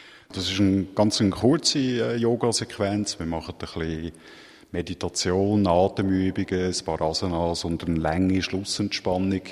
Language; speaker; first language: German; native; German